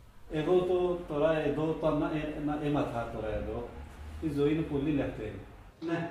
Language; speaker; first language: Greek; non-native, learner; Punjabi